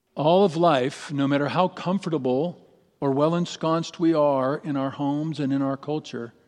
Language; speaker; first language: English; native; English